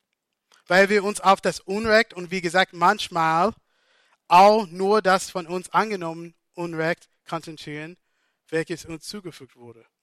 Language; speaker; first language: German; non-native, fluent; English